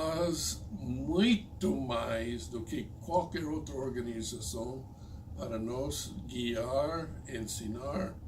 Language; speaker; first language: Portuguese; non-native, fluent; English